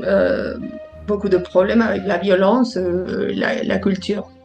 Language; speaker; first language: French; non-native, learner; Italian